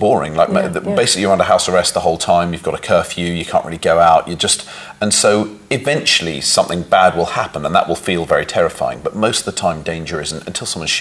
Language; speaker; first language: English; native; English